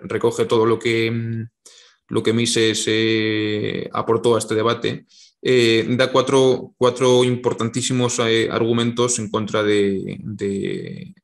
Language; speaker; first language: Spanish; native; Spanish